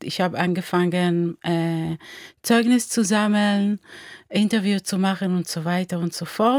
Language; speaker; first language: German; non-native, fluent; Hebrew